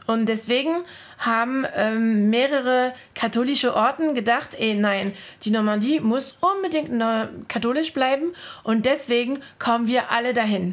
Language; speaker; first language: German; non-native, fluent; French